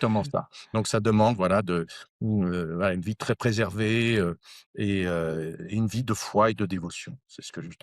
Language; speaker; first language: French; native; French